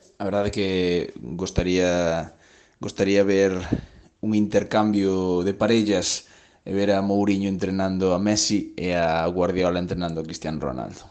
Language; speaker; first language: Galician; native; Galician